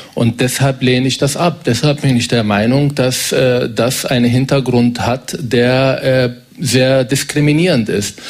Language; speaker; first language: German; non-native, fluent; Arabic